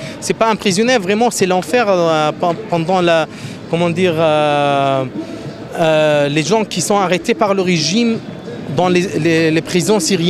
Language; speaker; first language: French; non-native, fluent; Arabic